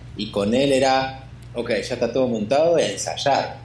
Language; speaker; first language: Spanish; native; Spanish